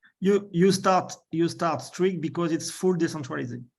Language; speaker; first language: English; non-native, learner; French